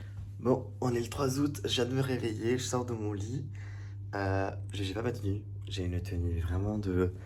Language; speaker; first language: French; native; French